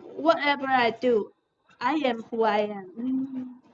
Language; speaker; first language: English; non-native, learner; Chinese